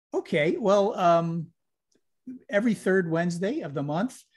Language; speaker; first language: English; native; English